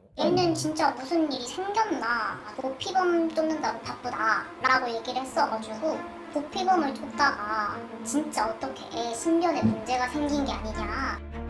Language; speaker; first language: Korean; native; Korean